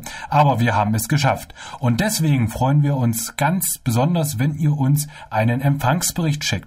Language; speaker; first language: German; native; German